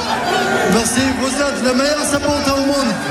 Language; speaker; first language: French; non-native, learner; Arabic